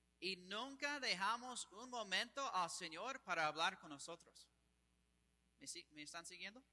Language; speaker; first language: Spanish; non-native, fluent; English